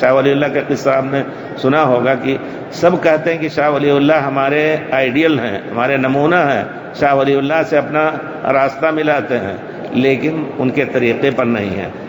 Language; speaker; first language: Urdu; native; Urdu